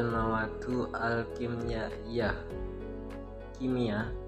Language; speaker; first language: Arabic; non-native, learner; Indonesian